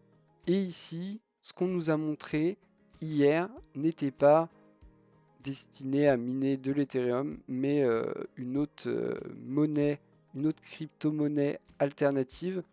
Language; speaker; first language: French; native; French